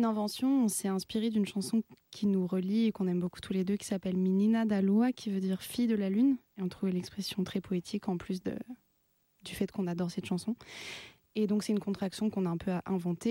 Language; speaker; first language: French; native; French